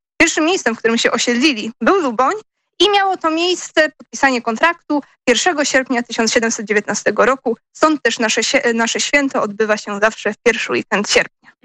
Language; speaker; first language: Polish; native; Polish